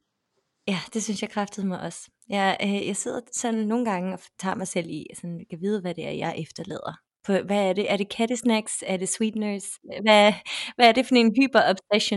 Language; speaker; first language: Danish; native; Danish